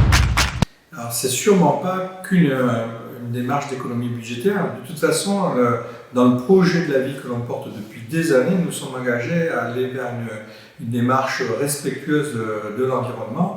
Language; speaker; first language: French; native; French